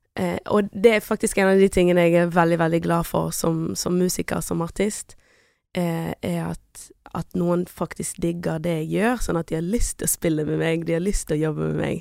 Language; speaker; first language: Norwegian; early bilingual, other home language; Portuguese